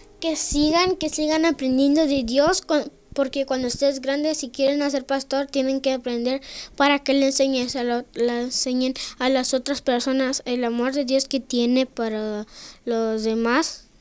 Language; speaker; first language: Spanish; early bilingual, heritage; Spanish